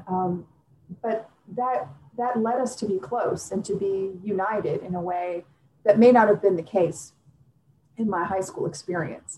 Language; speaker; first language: English; native; English